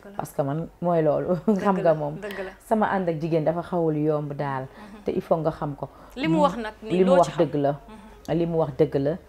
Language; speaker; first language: Wolof; non-native, local second language; Fula